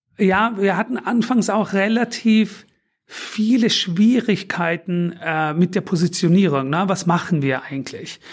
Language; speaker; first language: German; early bilingual, other home language; Turkish